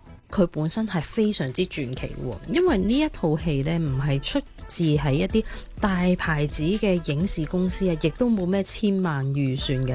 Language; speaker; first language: Cantonese; native; Cantonese